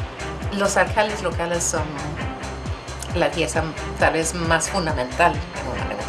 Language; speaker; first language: Spanish; non-native, fluent; Swedish